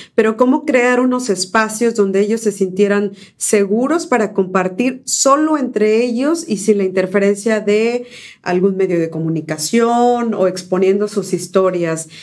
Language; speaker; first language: Spanish; native; Spanish